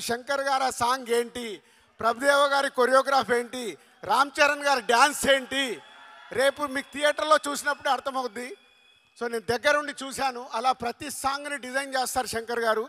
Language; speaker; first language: Telugu; native; Telugu